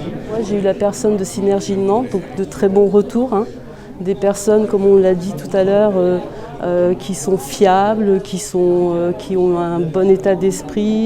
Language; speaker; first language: French; native; French